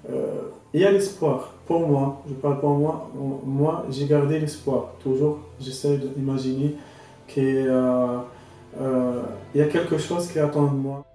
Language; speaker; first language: French; non-native, local second language; Arabic